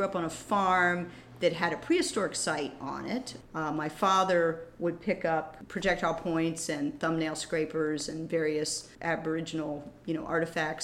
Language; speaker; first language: English; native; English